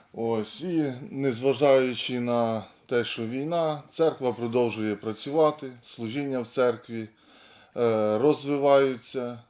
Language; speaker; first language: Ukrainian; native; Ukrainian